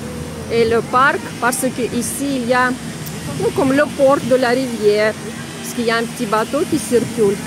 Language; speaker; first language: French; non-native, fluent; Russian